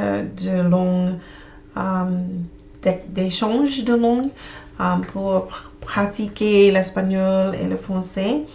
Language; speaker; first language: French; non-native, learner; English